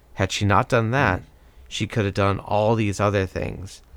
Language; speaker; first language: English; native; English